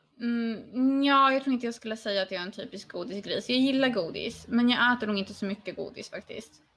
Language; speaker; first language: Swedish; non-native, fluent; Polish